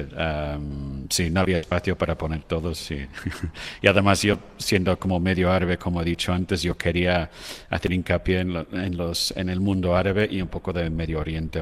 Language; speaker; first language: Spanish; non-native, fluent; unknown